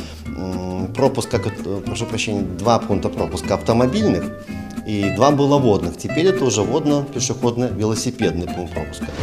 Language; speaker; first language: Russian; native; Russian